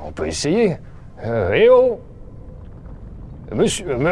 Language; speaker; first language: French; native; French